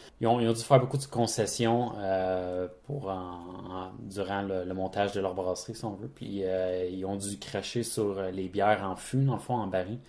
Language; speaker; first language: French; native; French